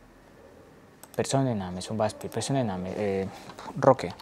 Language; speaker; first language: German; non-native, learner; Spanish